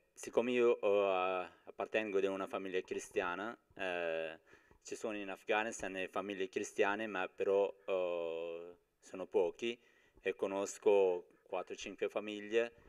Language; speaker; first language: Italian; non-native, fluent; Persian